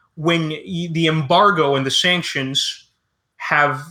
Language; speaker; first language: English; early bilingual, other home language; Spanish